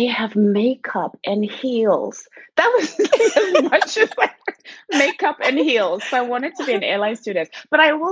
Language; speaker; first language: English; non-native, local second language; Shona